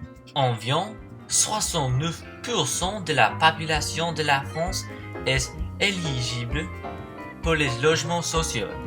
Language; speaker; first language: French; non-native, learner; English